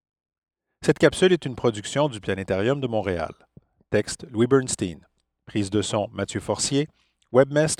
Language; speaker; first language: French; native; French